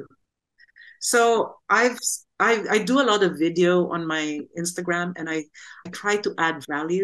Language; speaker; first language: English; non-native, local second language; Filipino